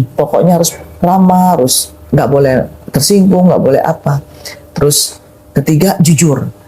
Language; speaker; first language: Indonesian; native; Indonesian